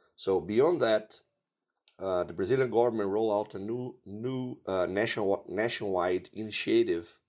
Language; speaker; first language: English; non-native, fluent; Portuguese